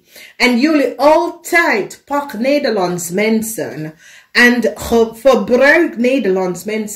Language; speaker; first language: Dutch; non-native, fluent; English